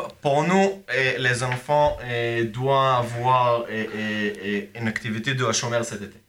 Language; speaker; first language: French; non-native, learner; Hebrew